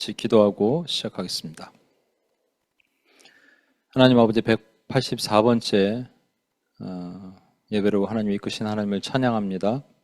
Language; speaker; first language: Korean; native; Korean